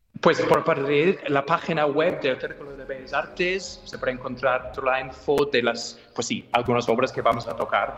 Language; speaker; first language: Spanish; non-native, fluent; English